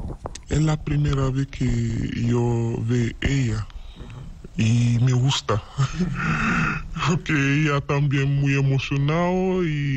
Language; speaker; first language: Spanish; non-native, learner; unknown